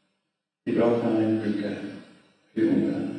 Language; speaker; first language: German; non-native, fluent; Hungarian